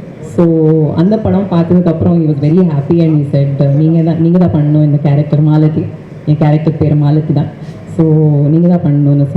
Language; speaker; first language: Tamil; non-native, learner; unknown